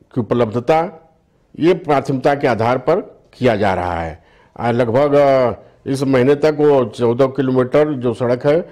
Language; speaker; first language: Hindi; native; Hindi